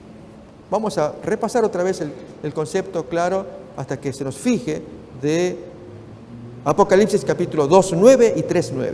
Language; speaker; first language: Spanish; native; Spanish